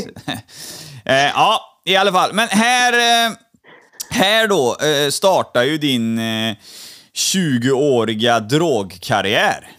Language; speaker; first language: Swedish; native; Swedish